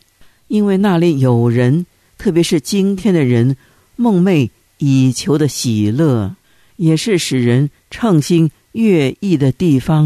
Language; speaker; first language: Chinese; native; Chinese